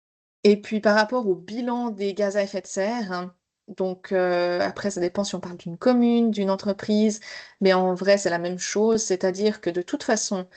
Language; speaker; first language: French; native; French